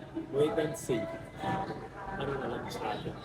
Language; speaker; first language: Filipino; non-native, learner; Punjabi